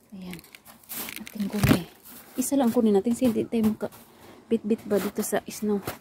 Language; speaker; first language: Filipino; non-native, local second language; Cebuano